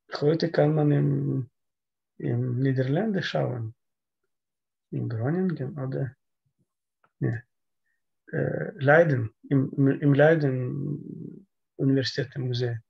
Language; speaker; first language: German; non-native, learner; Russian